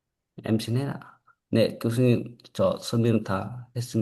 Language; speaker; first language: Korean; non-native, learner; Vietnamese